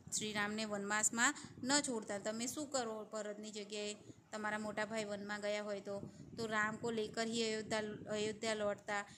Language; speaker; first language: Hindi; non-native, local second language; Gujarati